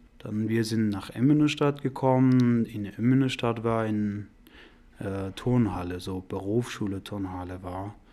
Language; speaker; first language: German; non-native, learner; Persian